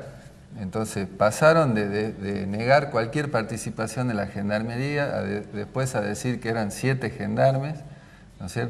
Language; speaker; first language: Spanish; native; Spanish